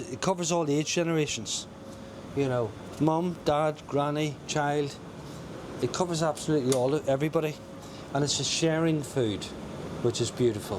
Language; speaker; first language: English; native; English